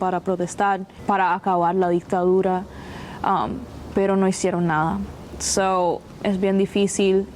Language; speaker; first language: Spanish; early bilingual, other home language; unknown